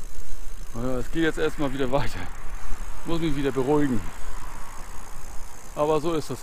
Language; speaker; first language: German; native; German